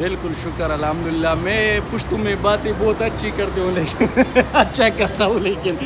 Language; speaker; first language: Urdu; non-native, local second language; Pashto